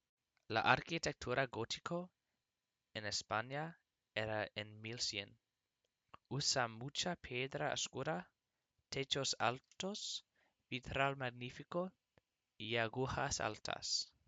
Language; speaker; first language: Spanish; non-native, learner; English